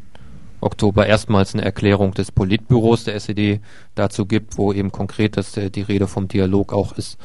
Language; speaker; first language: German; native; German